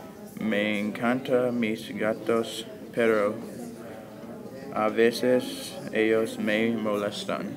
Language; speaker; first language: Spanish; non-native, learner; English